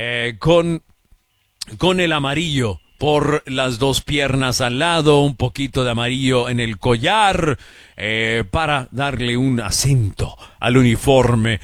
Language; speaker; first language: Spanish; early bilingual, heritage; Spanish